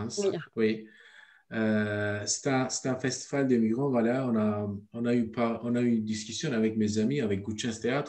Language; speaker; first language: French; non-native, learner; Turkish